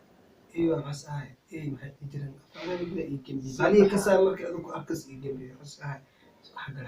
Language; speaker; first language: Arabic; non-native, learner; Somali